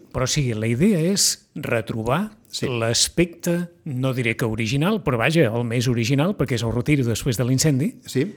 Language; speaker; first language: Catalan; native; Catalan